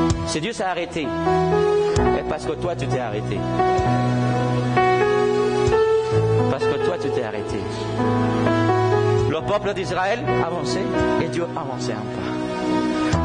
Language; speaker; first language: French; non-native, fluent; Spanish